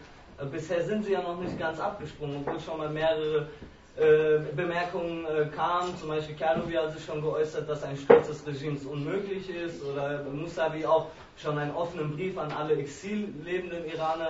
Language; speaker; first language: German; native; German